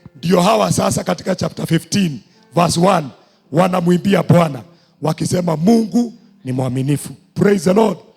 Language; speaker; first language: Swahili; non-native, local second language; Kikuyu